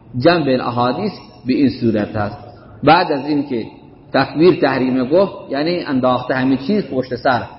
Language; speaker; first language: Persian; native; Persian